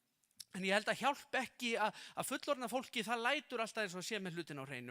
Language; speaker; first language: Icelandic; native; Icelandic